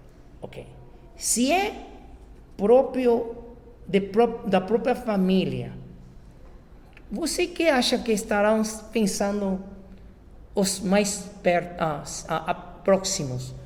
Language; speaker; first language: Portuguese; non-native, fluent; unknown